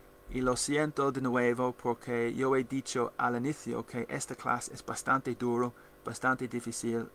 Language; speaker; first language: Spanish; non-native, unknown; English